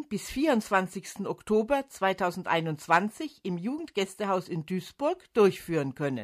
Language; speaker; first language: German; native; German